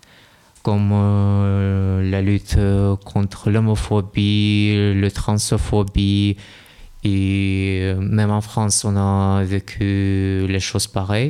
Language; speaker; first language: French; non-native, learner; Russian